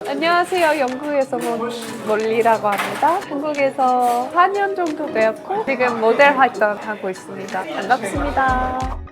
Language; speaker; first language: Korean; non-native, fluent; English